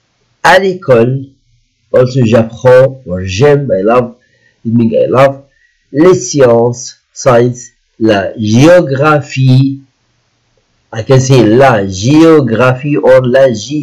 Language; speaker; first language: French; non-native, fluent; Arabic